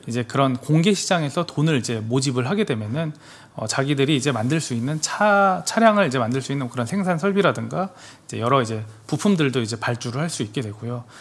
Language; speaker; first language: Korean; native; Korean